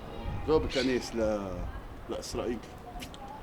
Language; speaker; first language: Hebrew; non-native, learner; Arabic